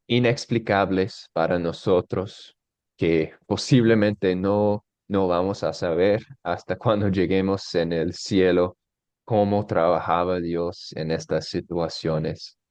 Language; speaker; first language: Spanish; non-native, fluent; English